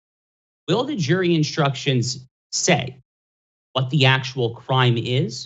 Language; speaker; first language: English; native; English